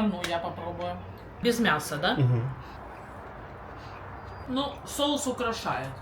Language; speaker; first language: Russian; native; Russian